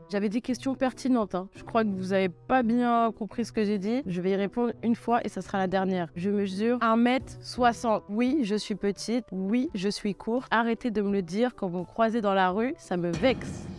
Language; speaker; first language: French; native; French